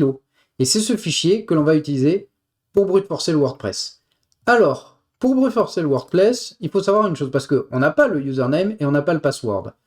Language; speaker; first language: French; native; French